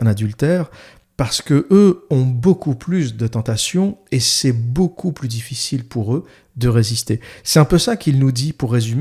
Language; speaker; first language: French; native; French